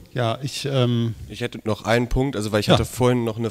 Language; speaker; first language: German; native; German